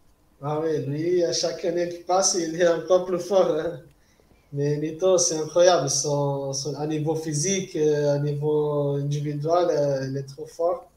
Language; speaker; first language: French; non-native, fluent; Portuguese